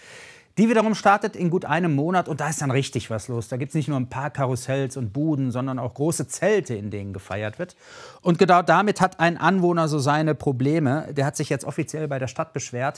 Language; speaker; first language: German; native; German